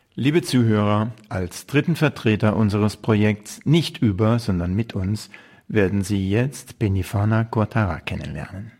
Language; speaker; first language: German; native; German